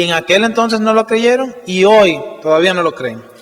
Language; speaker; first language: Spanish; native; Spanish